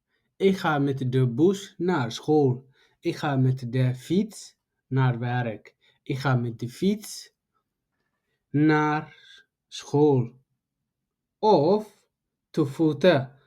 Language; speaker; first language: Dutch; non-native, learner; Tigrinya